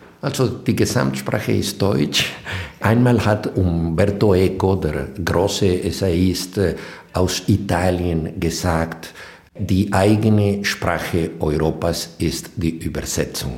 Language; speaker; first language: German; non-native, fluent; Spanish